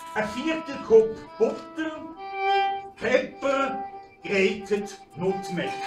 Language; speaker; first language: German; native; German